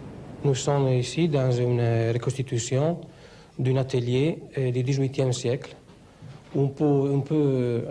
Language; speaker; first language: French; non-native, fluent; Italian